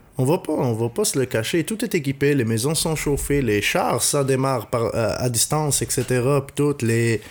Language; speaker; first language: French; non-native, local second language; Arabic